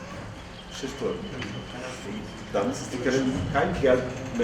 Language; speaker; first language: German; non-native, learner; Portuguese